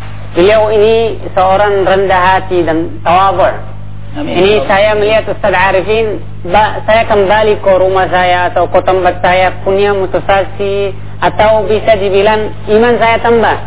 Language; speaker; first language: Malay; non-native, fluent; Arabic